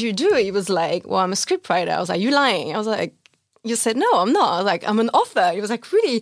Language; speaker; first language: English; non-native, fluent; French